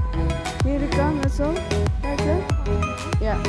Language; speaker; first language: Dutch; non-native, learner; Cebuano